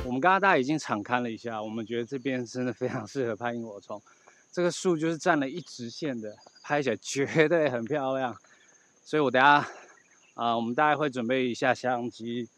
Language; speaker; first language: Chinese; native; Chinese